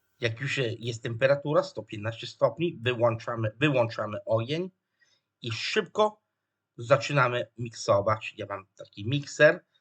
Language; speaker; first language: Polish; non-native, fluent; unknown